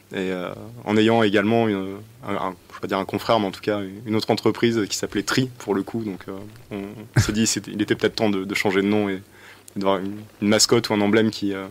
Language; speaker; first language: French; native; French